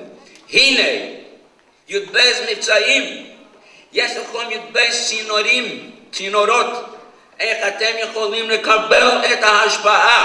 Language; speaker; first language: Hebrew; non-native, fluent; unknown